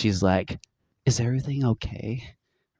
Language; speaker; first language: English; native; English